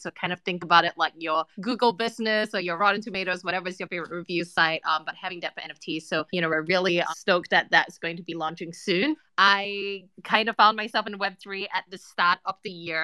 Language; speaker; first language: English; native; English